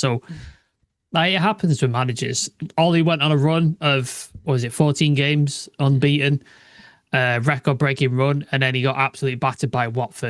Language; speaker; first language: English; native; English